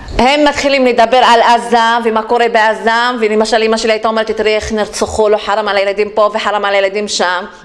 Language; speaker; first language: Hebrew; non-native, local second language; Arabic